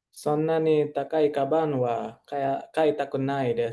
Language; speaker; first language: Japanese; non-native, learner; Indonesian